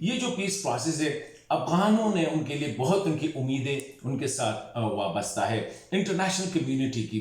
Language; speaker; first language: Hindi; non-native, local second language; Pashto